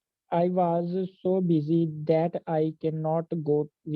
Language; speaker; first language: English; non-native, learner; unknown